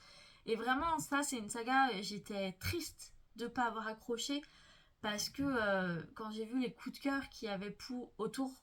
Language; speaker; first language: French; native; French